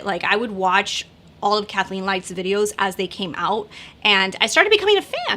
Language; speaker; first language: English; native; English